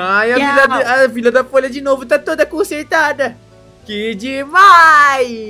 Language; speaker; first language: Portuguese; native; Portuguese